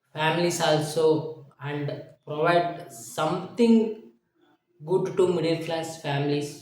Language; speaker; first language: English; non-native, local second language; Telugu